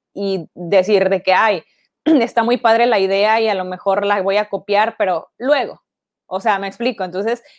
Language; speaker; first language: Spanish; native; Spanish